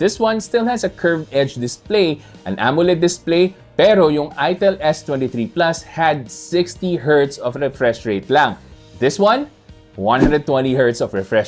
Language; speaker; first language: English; non-native, local second language; Filipino